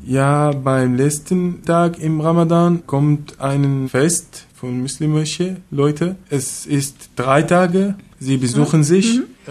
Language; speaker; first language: German; non-native, learner; Arabic